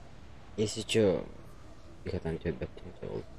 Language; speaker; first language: Russian; non-native, local second language; Yakut